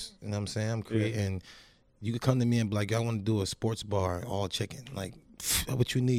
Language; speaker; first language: English; native; English